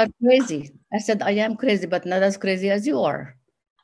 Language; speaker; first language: English; non-native, fluent; Arabic